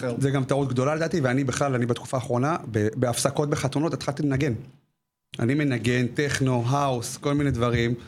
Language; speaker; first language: Hebrew; native; Hebrew